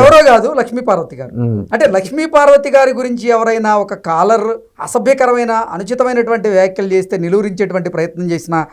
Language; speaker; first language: Telugu; native; Telugu